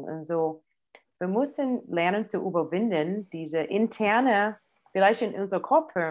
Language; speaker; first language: German; non-native, fluent; English